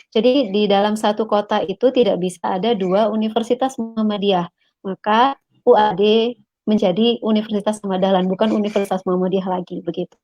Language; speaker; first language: Indonesian; native; Indonesian